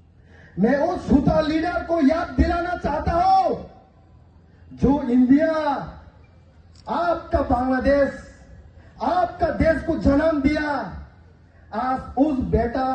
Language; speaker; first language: Hindi; non-native, local second language; Kok Borok